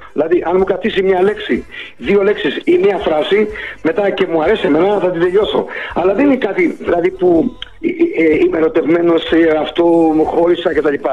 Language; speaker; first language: Greek; early bilingual, heritage; Greek